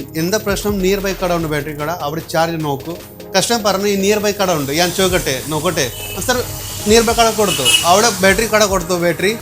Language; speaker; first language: Malayalam; non-native, learner; Kannada